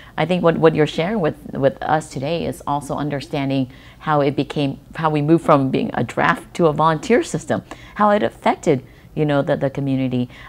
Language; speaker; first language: English; early bilingual, other home language; Vietnamese